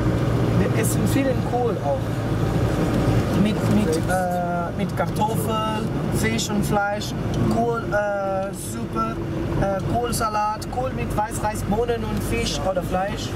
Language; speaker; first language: German; non-native, learner; Portuguese